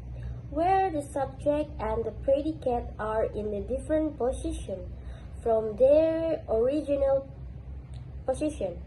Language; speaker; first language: English; non-native, learner; Indonesian